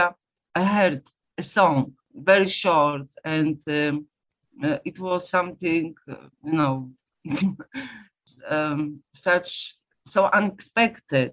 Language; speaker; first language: English; non-native, fluent; Polish